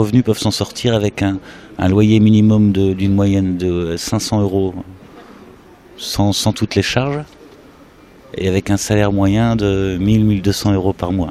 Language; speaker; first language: French; native; French